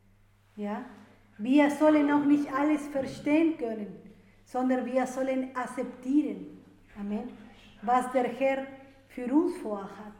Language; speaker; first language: German; non-native, fluent; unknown